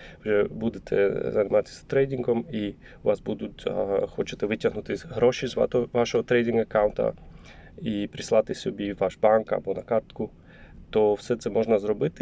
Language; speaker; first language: Ukrainian; non-native, learner; Polish